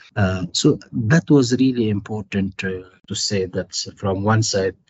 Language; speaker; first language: English; non-native, fluent; Persian